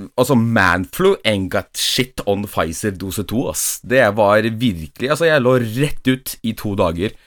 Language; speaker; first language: Norwegian; early bilingual, other home language; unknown